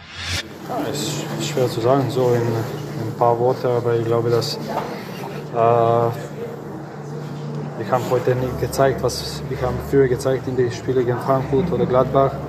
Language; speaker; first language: German; non-native, fluent; Croatian